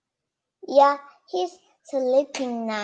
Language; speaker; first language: English; non-native, learner; Korean